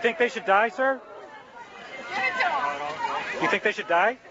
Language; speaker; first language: English; native; English